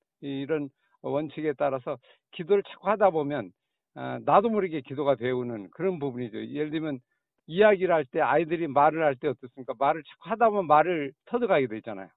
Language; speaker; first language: Korean; native; Korean